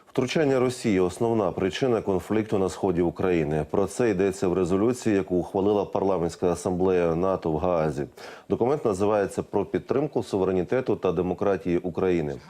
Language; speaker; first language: Ukrainian; native; Ukrainian